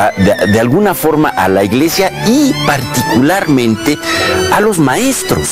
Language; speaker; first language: Spanish; native; Spanish